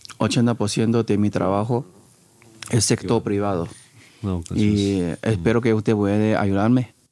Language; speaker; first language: Spanish; non-native, fluent; Chinese